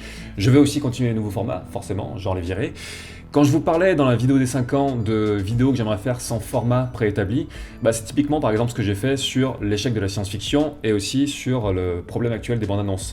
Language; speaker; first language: French; native; French